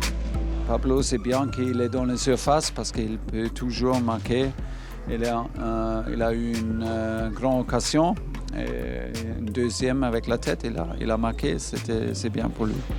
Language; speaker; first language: French; non-native, fluent; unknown